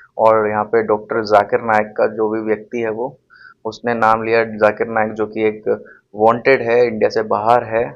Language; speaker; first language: Hindi; native; Hindi